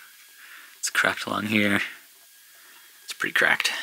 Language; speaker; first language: English; native; English